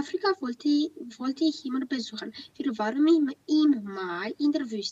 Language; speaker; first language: German; non-native, learner; Romanian